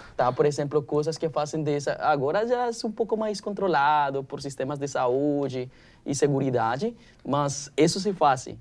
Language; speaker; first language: Portuguese; non-native, learner; Spanish